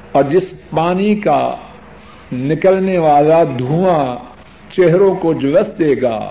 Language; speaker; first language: Urdu; non-native, local second language; Punjabi